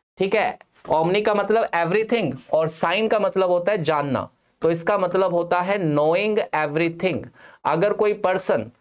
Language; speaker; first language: Hindi; non-native, local second language; Punjabi